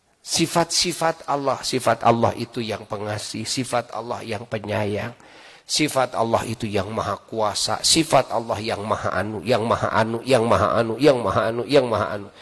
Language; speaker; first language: Indonesian; non-native, local second language; Sundanese